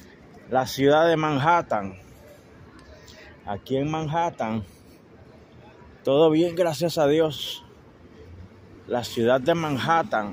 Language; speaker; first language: Spanish; native; Spanish